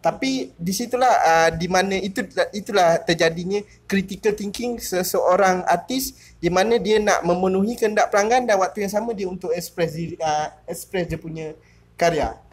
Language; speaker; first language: Malay; native; Malay